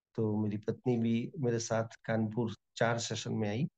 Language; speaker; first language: Hindi; non-native, local second language; Gujarati